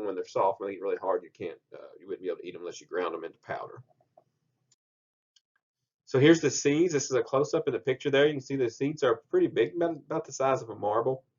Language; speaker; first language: English; native; English